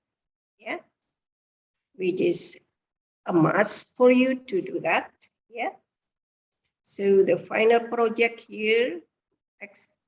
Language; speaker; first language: English; non-native, fluent; Indonesian